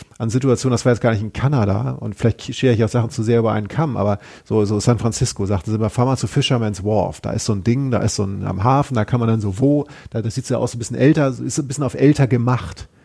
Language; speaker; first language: German; native; German